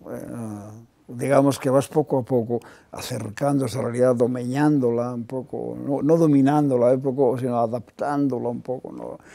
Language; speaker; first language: Spanish; non-native, local second language; Basque